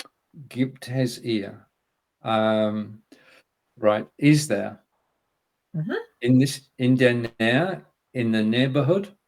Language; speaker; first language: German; non-native, learner; English